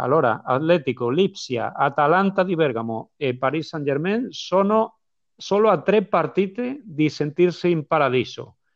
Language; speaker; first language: Italian; non-native, fluent; Spanish